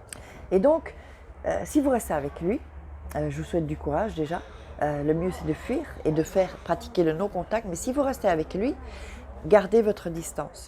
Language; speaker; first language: French; native; French